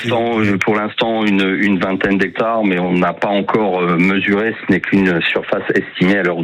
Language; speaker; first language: French; native; French